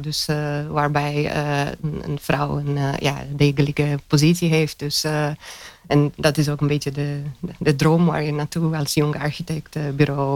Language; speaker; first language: Dutch; non-native, fluent; Romanian